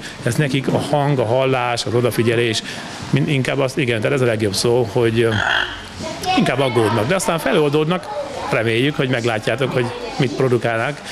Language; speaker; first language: Hungarian; native; Hungarian